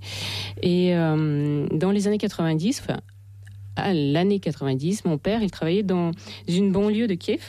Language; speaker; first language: French; non-native, fluent; Russian